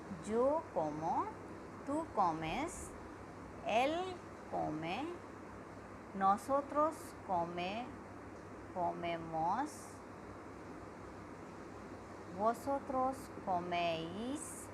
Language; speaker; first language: Spanish; non-native, learner; Hindi